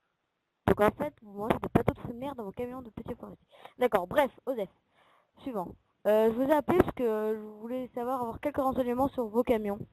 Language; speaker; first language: French; native; French